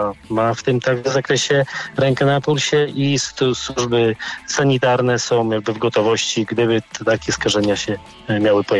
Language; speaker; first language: Polish; native; Polish